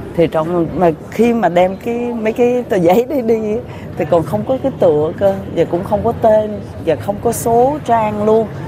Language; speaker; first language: Vietnamese; early bilingual, heritage; Vietnamese